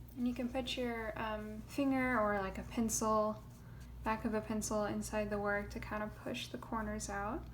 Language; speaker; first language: English; native; English